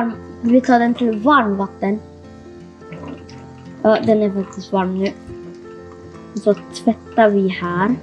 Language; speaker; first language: Swedish; non-native, fluent; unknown